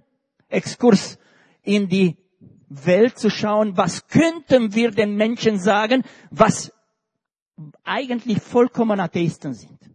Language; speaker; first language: German; non-native, fluent; Romanian